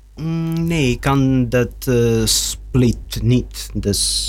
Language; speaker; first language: Dutch; non-native, learner; Russian